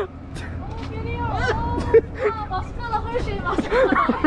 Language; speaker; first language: Turkish; non-native, learner; Korean